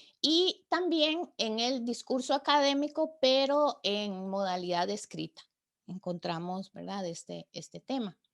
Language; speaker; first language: Spanish; native; Spanish